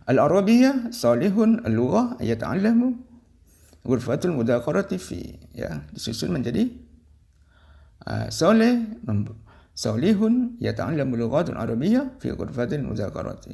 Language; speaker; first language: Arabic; non-native, learner; Indonesian